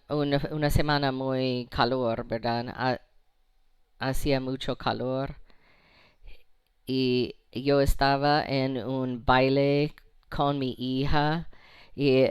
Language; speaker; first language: Spanish; non-native, fluent; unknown